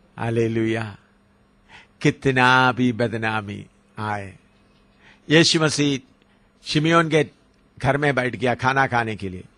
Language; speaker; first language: Hindi; non-native, local second language; Malayalam